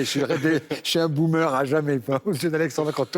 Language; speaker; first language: French; native; French